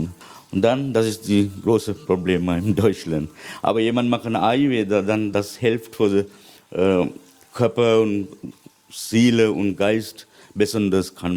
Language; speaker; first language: German; non-native, learner; Sinhala